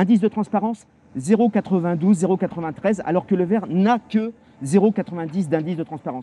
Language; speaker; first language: French; native; French